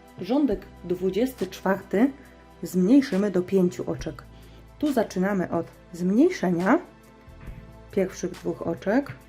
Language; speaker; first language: Polish; native; Polish